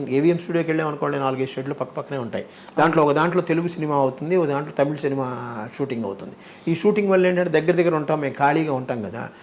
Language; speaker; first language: Telugu; native; Telugu